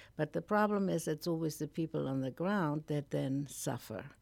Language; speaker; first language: English; non-native, fluent; German